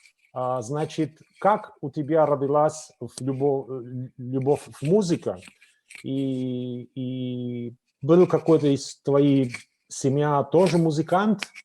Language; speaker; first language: Russian; non-native, fluent; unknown